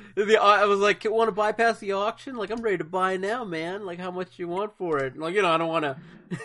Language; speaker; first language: English; native; English